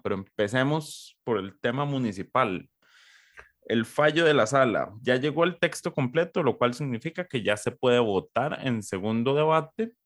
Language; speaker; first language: Spanish; native; Spanish